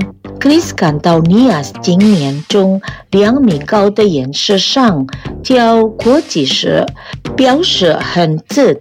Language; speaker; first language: Chinese; non-native, fluent; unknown